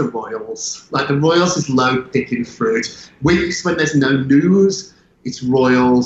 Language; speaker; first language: English; native; English